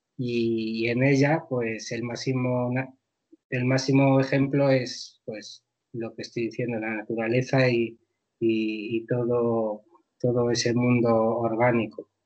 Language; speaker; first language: Spanish; native; Spanish